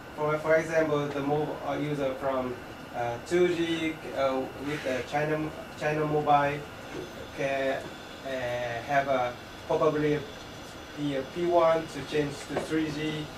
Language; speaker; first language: English; non-native, fluent; Japanese